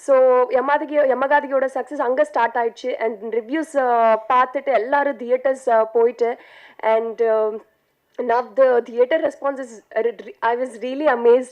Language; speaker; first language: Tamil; non-native, learner; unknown